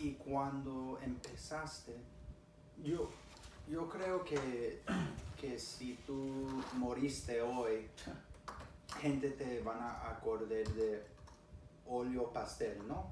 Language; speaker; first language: Spanish; early bilingual, other home language; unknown